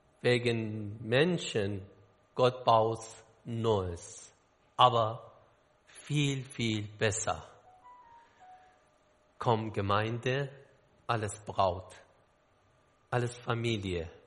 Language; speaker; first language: German; non-native, learner; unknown